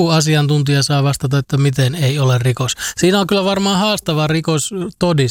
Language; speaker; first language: Finnish; native; Finnish